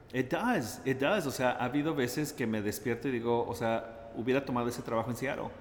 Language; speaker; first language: Spanish; early bilingual, heritage; Spanish